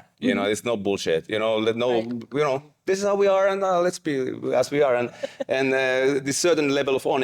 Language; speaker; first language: English; non-native, fluent; Finnish